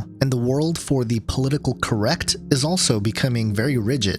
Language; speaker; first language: English; native; English